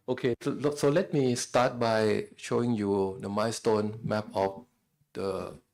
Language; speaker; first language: English; non-native, fluent; Thai